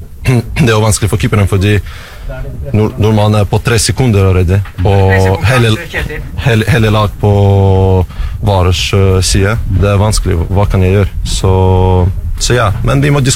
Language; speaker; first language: Norwegian; non-native, learner; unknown